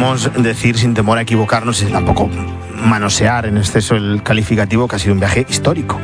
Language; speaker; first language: Spanish; native; Spanish